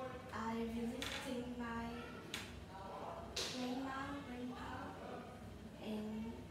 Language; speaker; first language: English; non-native, learner; Vietnamese